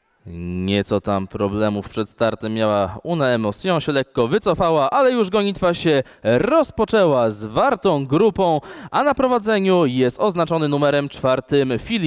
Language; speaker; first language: Polish; native; Polish